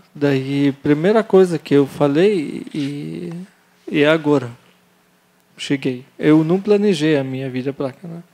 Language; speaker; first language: Portuguese; non-native, learner; Arabic